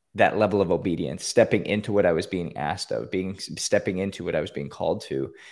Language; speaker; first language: English; native; English